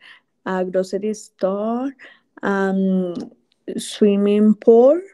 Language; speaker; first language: English; non-native, learner; Spanish